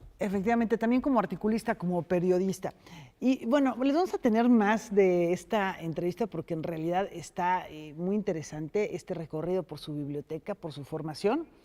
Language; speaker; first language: Spanish; native; Spanish